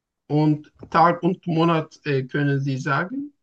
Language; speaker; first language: German; non-native, learner; Turkish